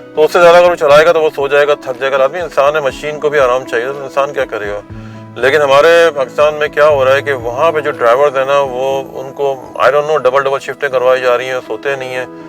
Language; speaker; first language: Urdu; native; Urdu